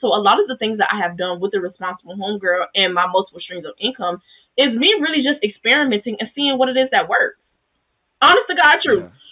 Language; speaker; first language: English; native; English